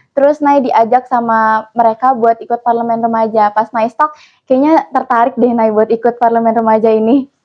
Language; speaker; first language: Indonesian; native; Indonesian